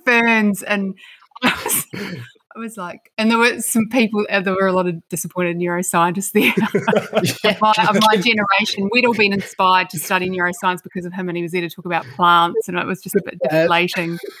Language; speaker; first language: English; native; English